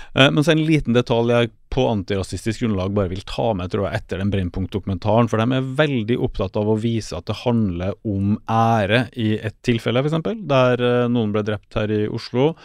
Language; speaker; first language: Norwegian; native; Norwegian